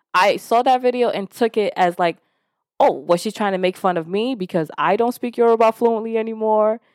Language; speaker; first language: English; early bilingual, other home language; Yoruba